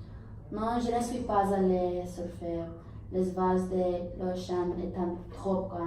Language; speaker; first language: French; non-native, learner; English